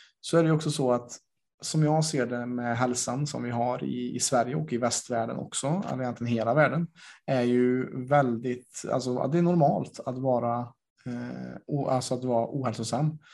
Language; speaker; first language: Swedish; native; Swedish